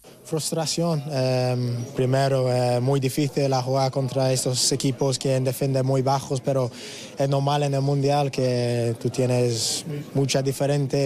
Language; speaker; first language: Spanish; non-native, learner; English